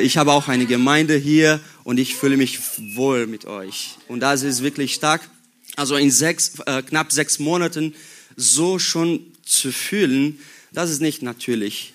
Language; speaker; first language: German; non-native, learner; Portuguese